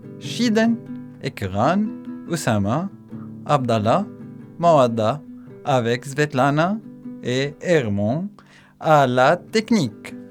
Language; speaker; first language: French; non-native, learner; Arabic